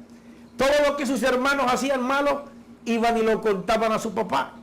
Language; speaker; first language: Spanish; native; Spanish